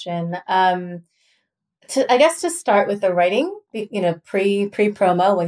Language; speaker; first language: English; native; English